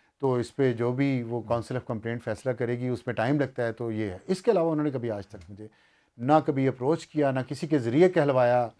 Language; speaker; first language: Urdu; non-native, local second language; Punjabi